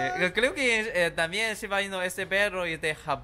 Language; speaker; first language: Spanish; non-native, learner; Chinese